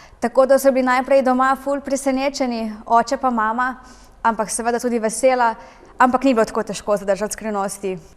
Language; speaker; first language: Slovenian; native; Slovenian